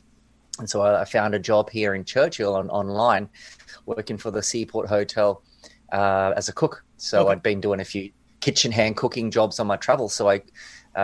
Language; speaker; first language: English; native; English